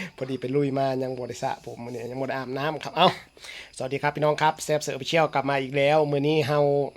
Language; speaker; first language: Thai; non-native, local second language; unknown